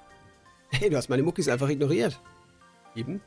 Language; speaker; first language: German; native; German